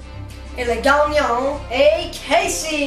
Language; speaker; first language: French; non-native, learner; English